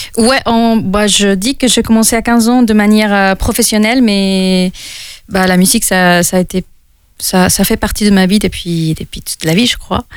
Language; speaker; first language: French; non-native, fluent; Spanish